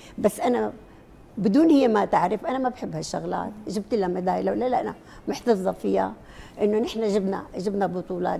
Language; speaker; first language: Arabic; non-native, local second language; Kurdish